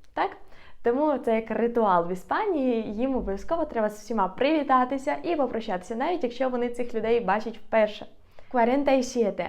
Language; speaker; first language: Ukrainian; native; Ukrainian